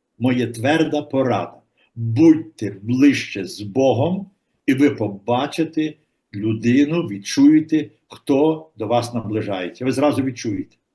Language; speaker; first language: Ukrainian; native; Ukrainian